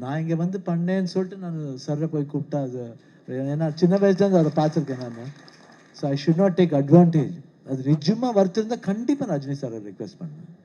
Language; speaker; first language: Tamil; non-native, local second language; Kannada